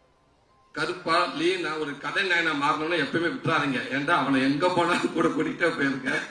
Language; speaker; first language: Tamil; native; Tamil